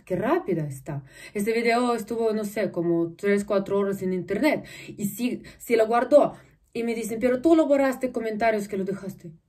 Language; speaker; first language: Spanish; non-native, fluent; Russian